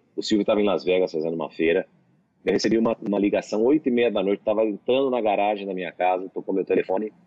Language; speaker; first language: Portuguese; native; Portuguese